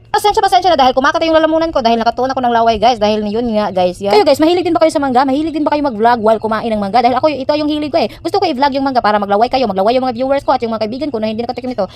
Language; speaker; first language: Filipino; non-native, local second language; Cebuano